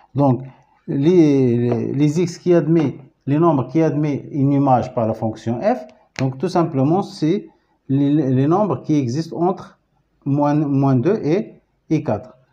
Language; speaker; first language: French; non-native, local second language; Arabic